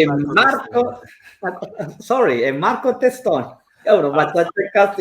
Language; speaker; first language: Italian; native; Italian